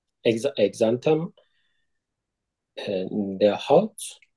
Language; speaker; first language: German; non-native, learner; Turkish